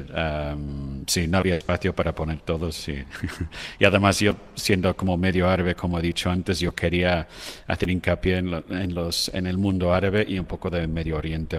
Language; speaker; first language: Spanish; non-native, fluent; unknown